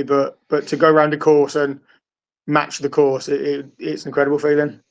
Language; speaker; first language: English; native; English